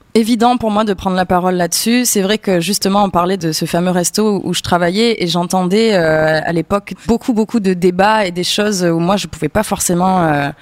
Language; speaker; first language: French; native; French